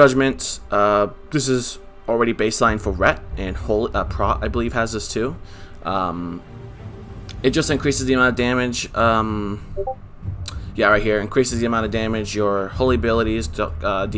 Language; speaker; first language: English; native; English